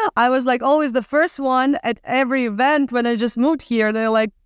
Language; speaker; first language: English; non-native, fluent; Russian